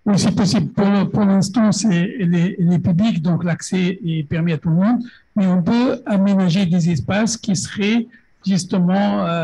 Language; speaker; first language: French; non-native, local second language; Arabic